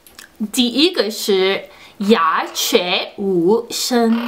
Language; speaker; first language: Chinese; non-native, learner; English